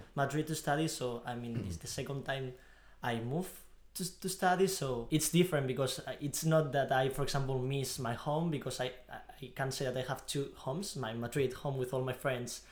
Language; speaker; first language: English; non-native, fluent; Spanish